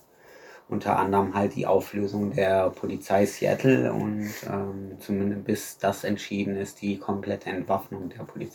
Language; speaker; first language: German; native; German